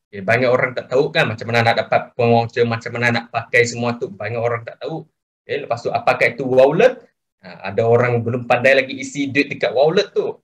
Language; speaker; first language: Malay; non-native, local second language; Chinese